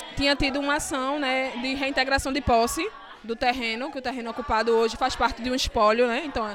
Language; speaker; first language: Portuguese; native; Portuguese